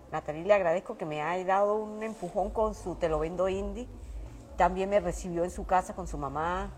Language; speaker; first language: Spanish; native; Spanish